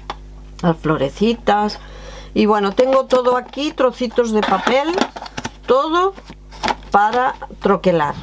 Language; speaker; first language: Spanish; native; Spanish